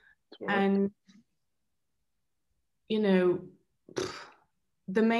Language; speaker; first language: English; native; English